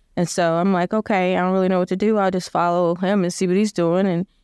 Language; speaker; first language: English; native; English